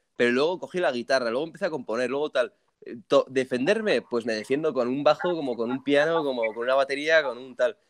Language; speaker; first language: Spanish; native; Spanish